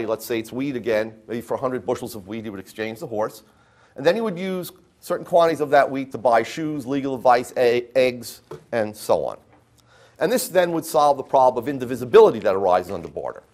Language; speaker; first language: English; native; English